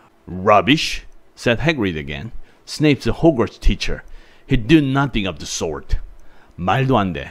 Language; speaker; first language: English; non-native, fluent; Korean